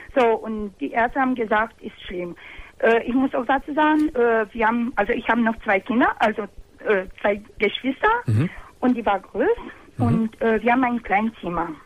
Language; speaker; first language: German; non-native, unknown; Romanian